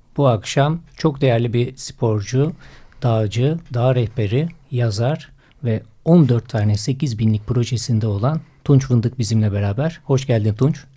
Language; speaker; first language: Turkish; native; Turkish